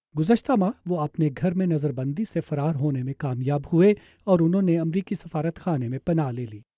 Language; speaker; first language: Urdu; native; Urdu